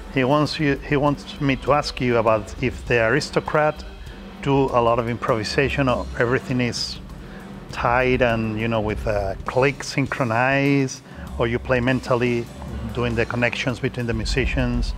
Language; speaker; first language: English; non-native, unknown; Spanish